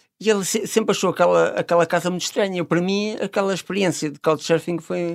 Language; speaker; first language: Portuguese; native; Portuguese